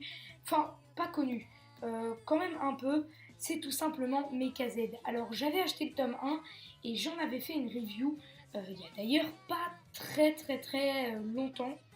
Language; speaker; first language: French; native; French